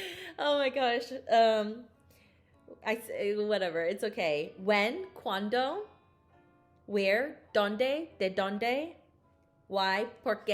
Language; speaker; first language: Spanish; non-native, learner; English